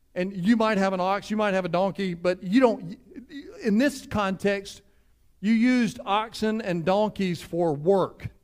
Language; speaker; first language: English; native; English